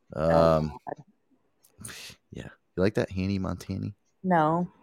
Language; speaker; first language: English; native; English